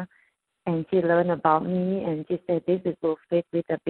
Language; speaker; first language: English; non-native, fluent; Thai